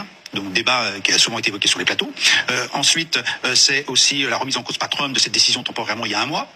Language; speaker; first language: French; native; French